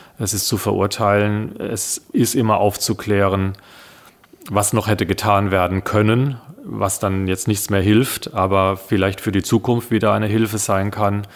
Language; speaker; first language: German; early bilingual, other home language; Italian